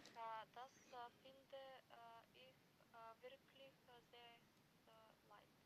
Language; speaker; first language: German; non-native, learner; Macedonian